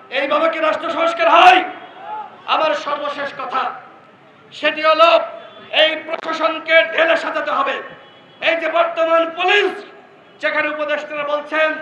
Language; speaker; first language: Bangla; native; Bangla